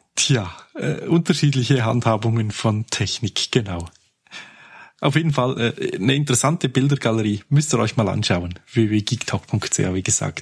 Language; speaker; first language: German; native; German